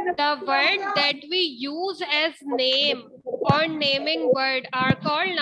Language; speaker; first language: English; non-native, local second language; Urdu